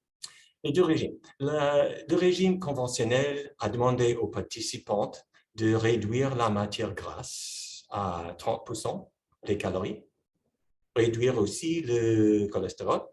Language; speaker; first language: French; non-native, fluent; English